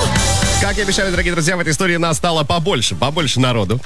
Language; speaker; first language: Russian; native; Russian